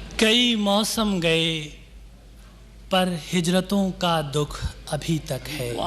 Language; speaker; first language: Urdu; native; Urdu